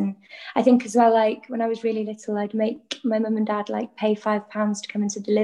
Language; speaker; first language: English; non-native, local second language; Welsh